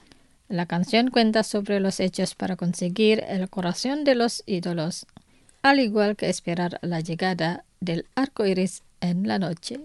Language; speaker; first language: Spanish; non-native, fluent; Indonesian